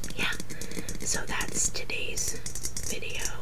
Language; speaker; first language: English; native; English